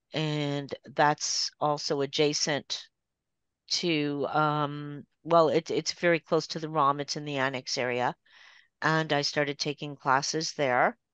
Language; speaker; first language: English; native; English